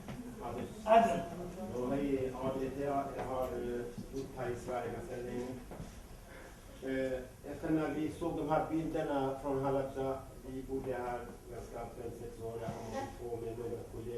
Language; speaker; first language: Swedish; non-native, fluent; Kurdish